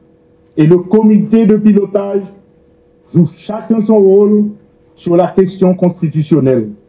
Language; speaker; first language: French; non-native, local second language; Haitian Creole